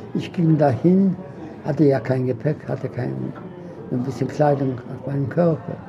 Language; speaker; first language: German; non-native, fluent; Polish